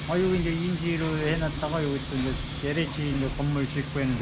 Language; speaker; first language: Korean; native; Korean